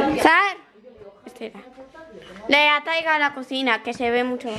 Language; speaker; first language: Spanish; native; Spanish